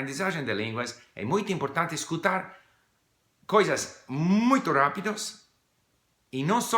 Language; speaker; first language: Portuguese; non-native, fluent; English